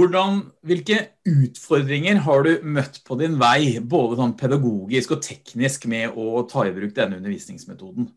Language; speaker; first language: Norwegian; native; Norwegian